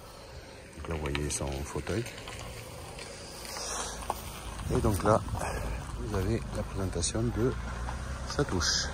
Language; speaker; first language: French; native; French